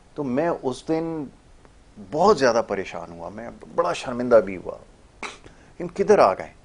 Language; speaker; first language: Urdu; native; Urdu